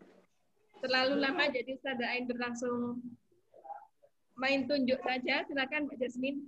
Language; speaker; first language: Indonesian; native; Indonesian